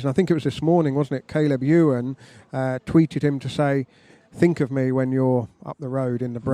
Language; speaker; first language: English; native; English